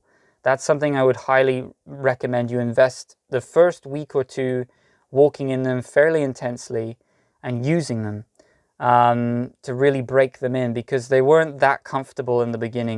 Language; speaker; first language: English; native; English